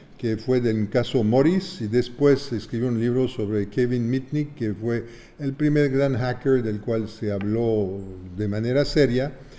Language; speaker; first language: Spanish; non-native, fluent; French